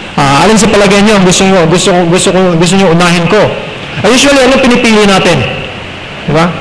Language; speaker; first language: Filipino; non-native, local second language; Cebuano